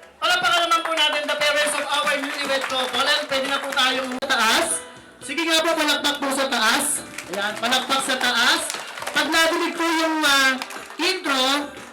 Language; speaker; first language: Filipino; native; Filipino